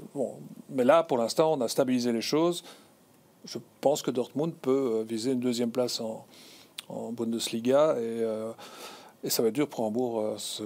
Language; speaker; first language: French; native; French